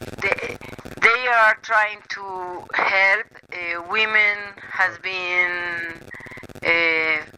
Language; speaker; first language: English; non-native, learner; Spanish